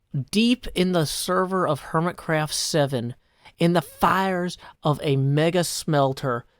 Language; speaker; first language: English; native; English